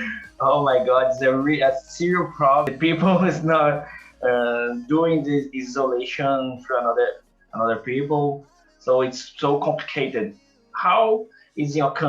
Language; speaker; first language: English; non-native, learner; Portuguese